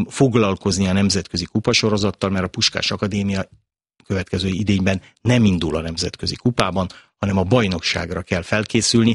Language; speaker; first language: Hungarian; native; Hungarian